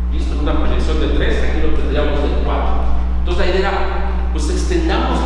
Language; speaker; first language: Spanish; native; Spanish